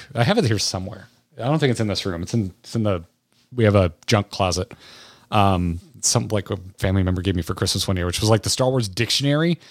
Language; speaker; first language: English; native; English